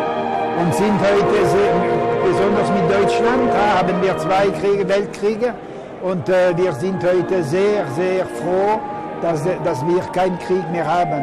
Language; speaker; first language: German; non-native, learner; French